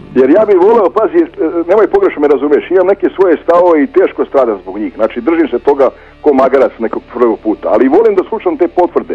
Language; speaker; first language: Serbian; native; Serbian